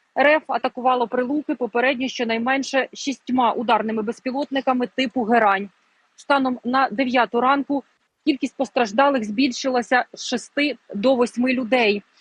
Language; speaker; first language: Ukrainian; native; Ukrainian